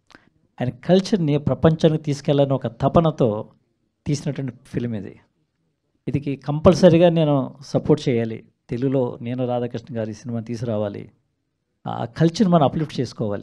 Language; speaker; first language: Telugu; native; Telugu